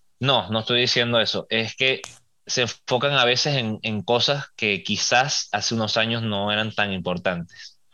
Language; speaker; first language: Spanish; native; Spanish